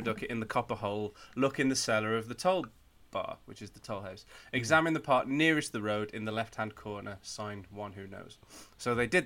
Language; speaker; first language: English; native; English